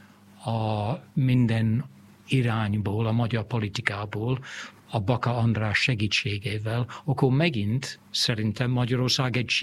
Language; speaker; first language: Hungarian; non-native, fluent; English